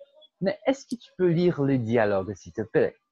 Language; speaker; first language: French; non-native, fluent; Portuguese